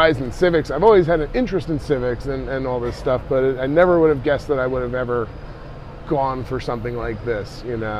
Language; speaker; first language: English; native; English